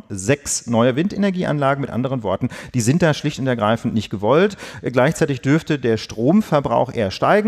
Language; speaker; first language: German; native; German